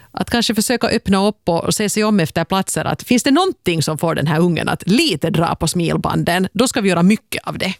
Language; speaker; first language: Swedish; native; Swedish